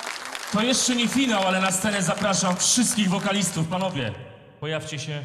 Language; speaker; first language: Polish; native; Polish